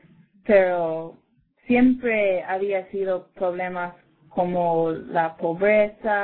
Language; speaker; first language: Spanish; non-native, learner; English